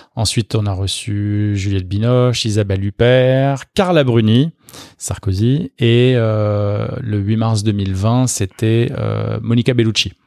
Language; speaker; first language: French; native; French